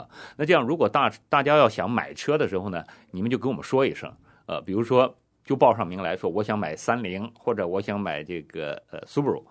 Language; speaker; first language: Chinese; native; Chinese